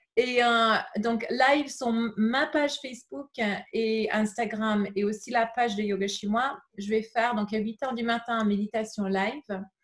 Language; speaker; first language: French; non-native, fluent; English